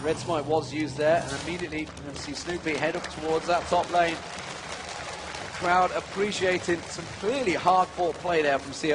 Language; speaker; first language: English; native; English